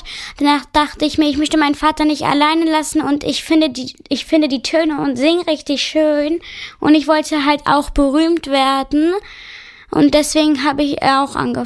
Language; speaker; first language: German; early bilingual, other home language; Turkish